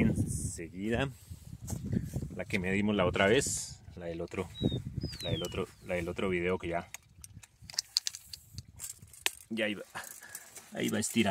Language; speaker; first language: Spanish; native; Spanish